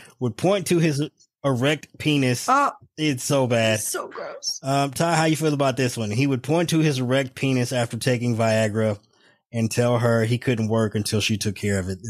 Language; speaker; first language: English; native; English